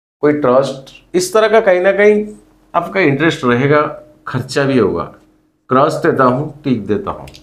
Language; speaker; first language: Hindi; non-native, local second language; Odia